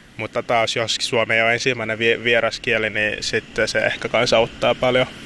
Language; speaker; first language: Finnish; early bilingual, other home language; Lingala